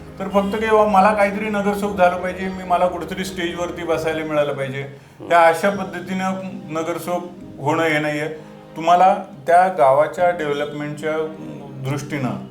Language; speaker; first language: Marathi; native; Marathi